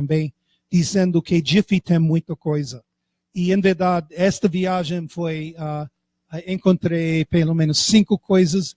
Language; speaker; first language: Portuguese; non-native, fluent; English